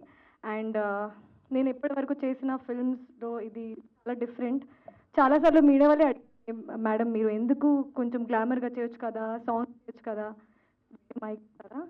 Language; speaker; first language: Telugu; non-native, learner; Hindi